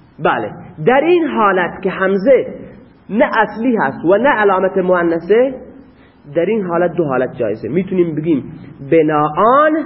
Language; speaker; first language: Persian; non-native, local second language; Baluchi